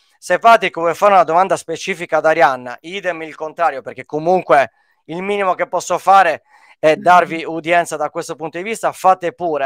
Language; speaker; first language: Italian; native; Italian